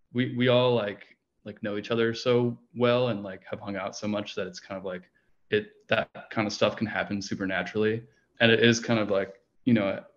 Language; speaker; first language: English; native; English